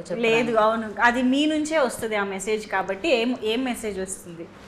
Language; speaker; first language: Telugu; native; Telugu